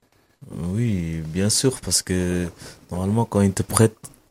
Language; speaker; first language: French; non-native, fluent; Kabuverdianu